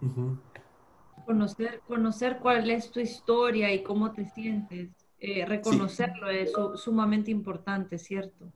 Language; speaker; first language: Spanish; early bilingual, heritage; Spanish